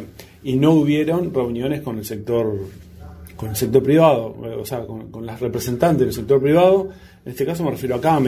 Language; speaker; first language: Spanish; native; Spanish